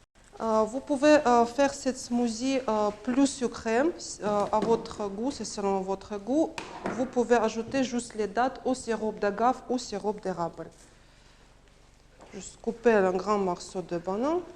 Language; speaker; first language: French; non-native, learner; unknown